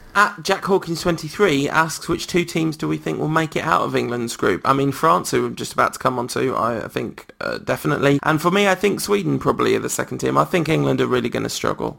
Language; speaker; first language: English; early bilingual, other home language; French